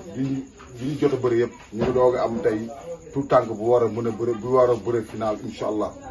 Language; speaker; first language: Wolof; native; Wolof